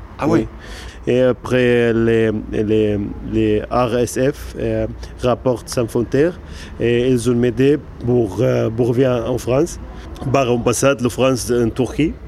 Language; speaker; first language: French; non-native, learner; Arabic